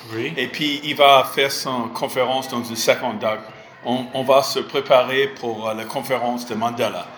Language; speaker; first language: French; non-native, fluent; English